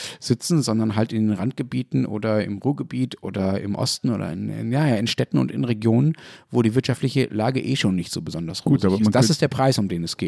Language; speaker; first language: German; native; German